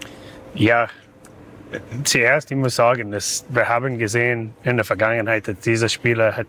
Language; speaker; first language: German; non-native, learner; English